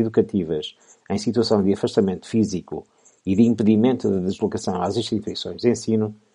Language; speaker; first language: Portuguese; native; Portuguese